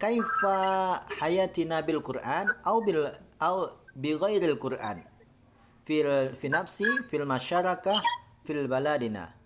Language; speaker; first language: Arabic; non-native, learner; Indonesian